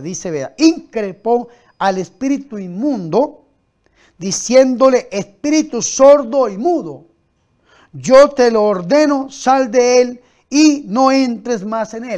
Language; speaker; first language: Spanish; native; Spanish